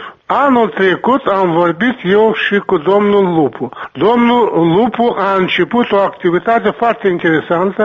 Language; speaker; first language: Romanian; non-native, local second language; Gagauz